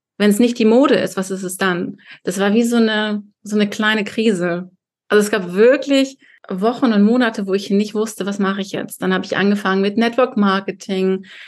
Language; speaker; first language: German; early bilingual, other home language; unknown